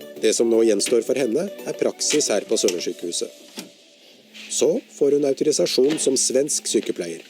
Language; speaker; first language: Norwegian; native; Norwegian